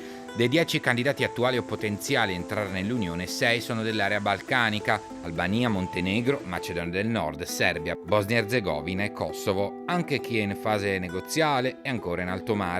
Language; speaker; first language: Italian; native; Italian